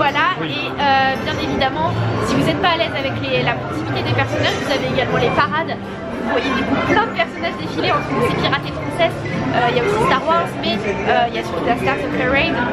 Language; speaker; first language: French; native; French